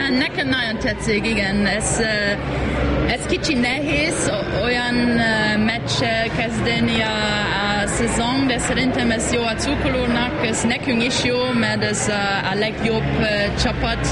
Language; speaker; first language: Hungarian; non-native, learner; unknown